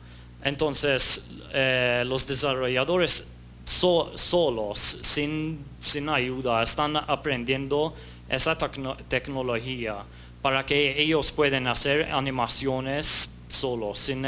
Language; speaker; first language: Spanish; non-native, fluent; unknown